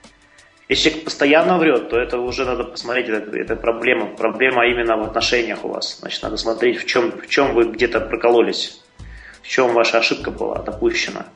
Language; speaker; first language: Russian; native; Russian